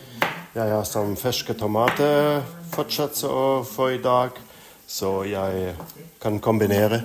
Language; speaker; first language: Norwegian; non-native, learner; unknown